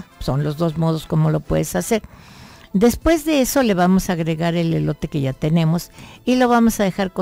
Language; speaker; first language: Spanish; native; Spanish